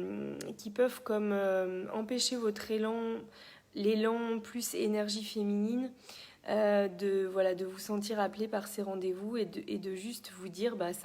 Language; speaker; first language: French; native; French